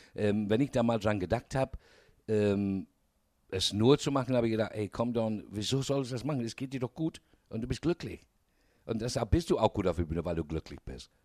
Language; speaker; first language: German; non-native, fluent; English